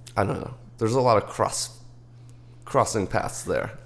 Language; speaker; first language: English; early bilingual, heritage; English